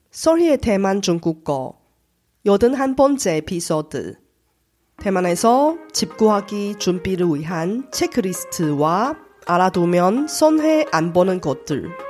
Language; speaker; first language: Korean; non-native, fluent; Chinese